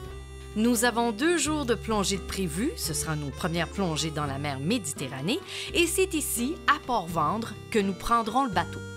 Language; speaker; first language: French; native; French